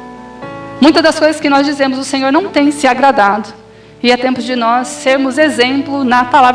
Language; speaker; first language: Portuguese; native; Portuguese